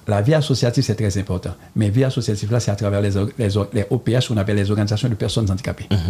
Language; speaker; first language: French; non-native, local second language; Haitian Creole